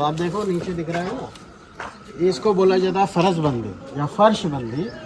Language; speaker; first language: Hindi; non-native, local second language; Marathi